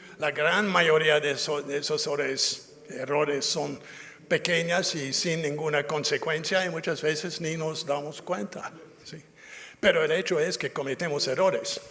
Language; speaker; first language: Spanish; non-native, fluent; English